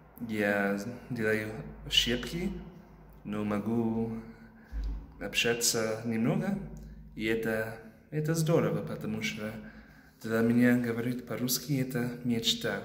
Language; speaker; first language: Russian; non-native, learner; English